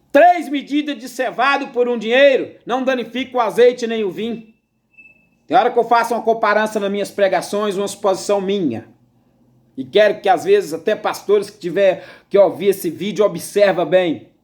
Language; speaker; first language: Portuguese; native; Portuguese